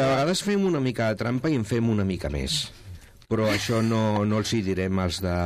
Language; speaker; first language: Catalan; non-native, local second language; Spanish